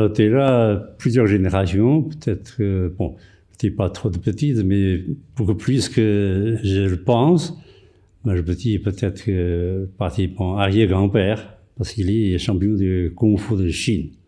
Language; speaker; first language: French; non-native, fluent; Chinese